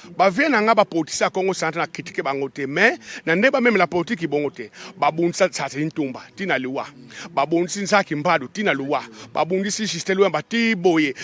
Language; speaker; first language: Lingala; non-native, local second language; Kongo